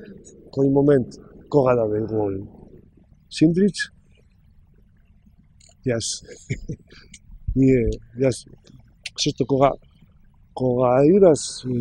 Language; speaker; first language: Macedonian; non-native, learner; Spanish